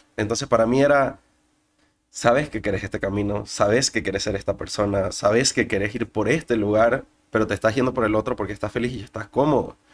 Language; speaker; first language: Spanish; native; Spanish